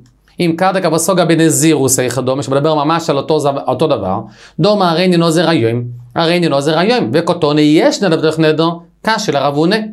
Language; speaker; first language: Hebrew; native; Hebrew